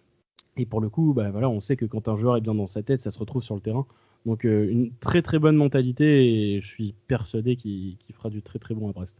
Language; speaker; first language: French; native; French